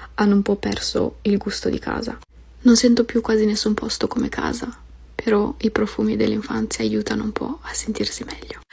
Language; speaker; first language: Italian; early bilingual, other home language; Romanian